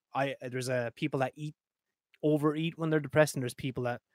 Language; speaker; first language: English; native; English